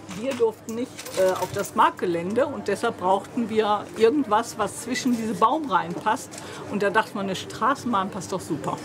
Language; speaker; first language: German; native; German